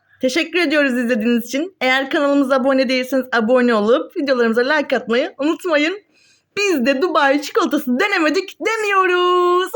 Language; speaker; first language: Turkish; native; Turkish